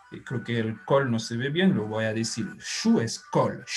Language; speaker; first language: Spanish; non-native, fluent; French